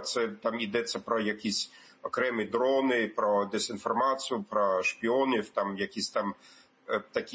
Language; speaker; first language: Ukrainian; non-native, fluent; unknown